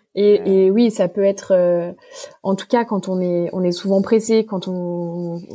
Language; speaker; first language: French; native; French